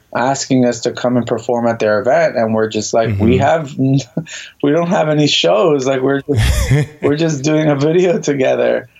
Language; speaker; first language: English; native; English